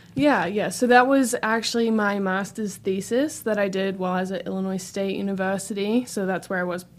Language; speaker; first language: English; native; English